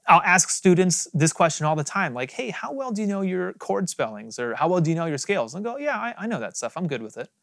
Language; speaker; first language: English; native; English